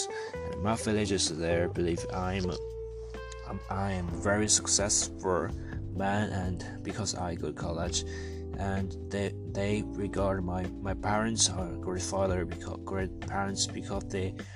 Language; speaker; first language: English; non-native, learner; Chinese